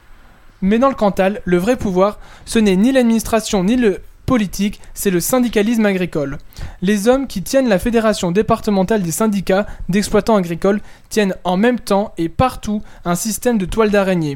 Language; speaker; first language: French; native; French